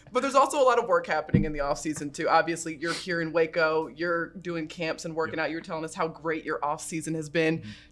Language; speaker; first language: English; native; English